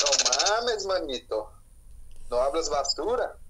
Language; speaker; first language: Portuguese; native; Portuguese